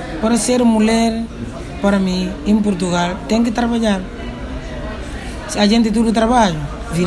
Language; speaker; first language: Portuguese; non-native, learner; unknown